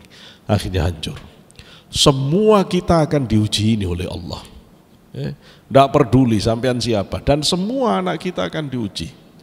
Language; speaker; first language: Indonesian; native; Indonesian